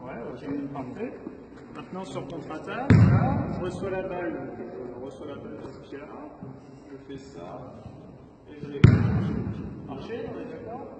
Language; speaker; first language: French; native; French